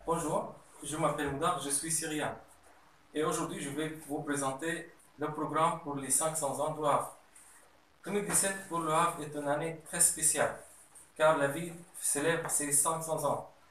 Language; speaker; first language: French; non-native, learner; Arabic